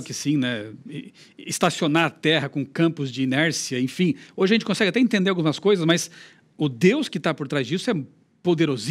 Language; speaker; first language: Portuguese; native; Portuguese